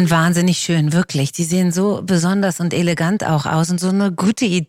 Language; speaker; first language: German; native; German